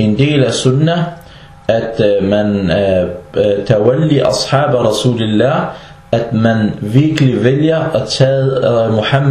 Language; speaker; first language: Danish; early bilingual, other home language; Arabic